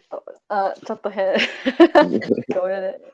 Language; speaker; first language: Japanese; non-native, learner; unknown